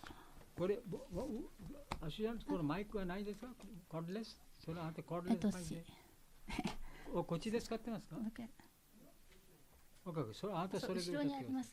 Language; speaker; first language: Japanese; non-native, learner; Bangla